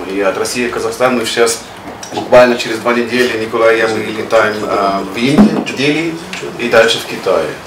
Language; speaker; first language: Russian; non-native, learner; German